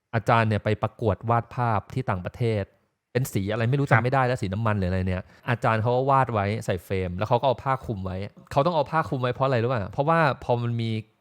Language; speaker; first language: Thai; native; Thai